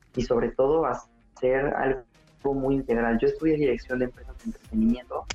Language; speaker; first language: Spanish; native; Spanish